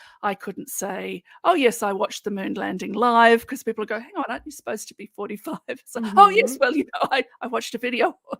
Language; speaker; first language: English; native; English